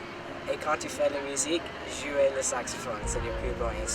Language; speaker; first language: French; non-native, learner; English